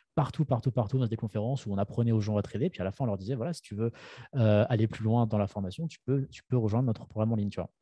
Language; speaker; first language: French; native; French